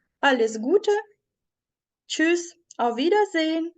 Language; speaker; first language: German; non-native, fluent; Ukrainian